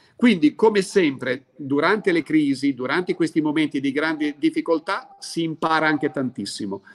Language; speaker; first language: Italian; native; Italian